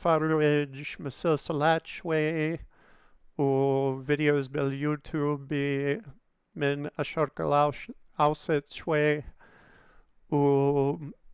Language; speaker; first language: Arabic; non-native, learner; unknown